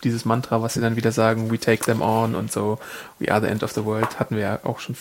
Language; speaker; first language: German; native; German